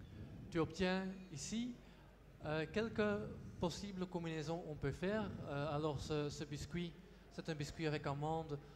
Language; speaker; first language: French; non-native, local second language; Dutch